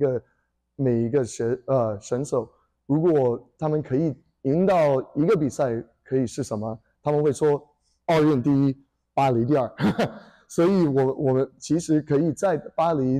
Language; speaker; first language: Chinese; early bilingual, heritage; English